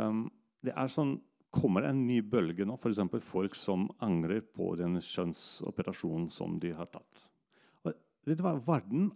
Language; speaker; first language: Norwegian; non-native, fluent; Russian